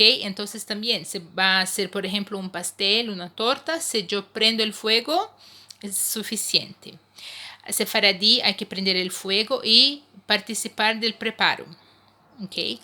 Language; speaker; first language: Spanish; non-native, fluent; Portuguese